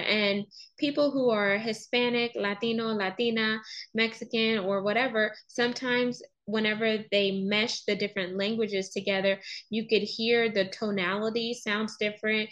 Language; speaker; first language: English; native; English